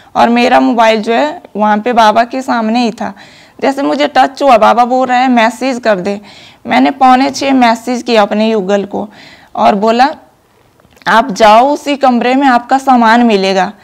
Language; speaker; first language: Hindi; native; Hindi